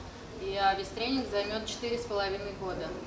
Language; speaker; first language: Russian; native; Russian